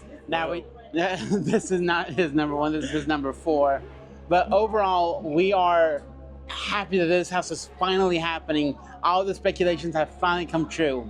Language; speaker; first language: English; native; English